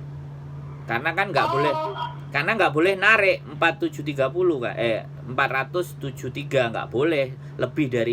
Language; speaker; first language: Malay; non-native, local second language; Javanese